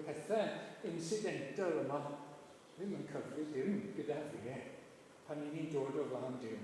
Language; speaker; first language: Welsh; native; Welsh